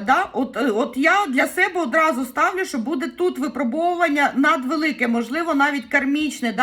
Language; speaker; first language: Ukrainian; native; Ukrainian